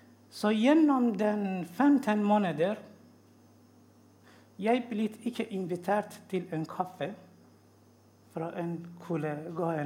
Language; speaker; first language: Swedish; non-native, learner; Persian